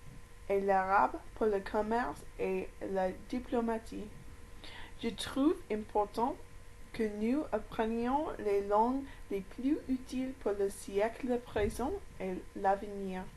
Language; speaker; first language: French; non-native, learner; English